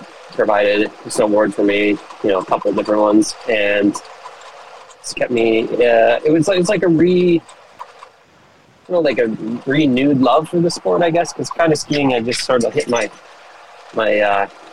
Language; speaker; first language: English; native; English